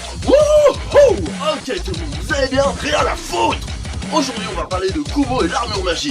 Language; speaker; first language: French; native; French